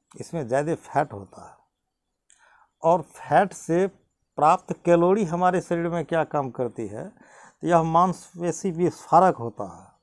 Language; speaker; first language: Hindi; native; Hindi